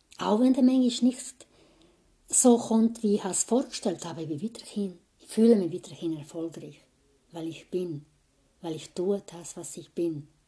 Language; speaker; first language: German; non-native, fluent; Croatian